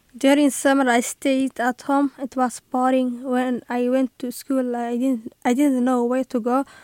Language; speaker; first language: English; non-native, learner; Somali